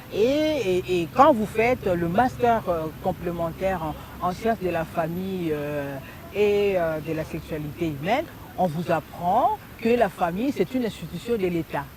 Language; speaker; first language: French; non-native, local second language; Lingala